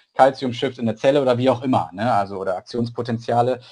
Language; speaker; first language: German; native; German